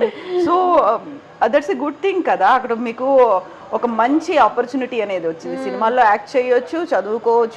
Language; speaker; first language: Telugu; native; Telugu